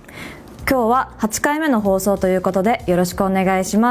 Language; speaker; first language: Japanese; native; Japanese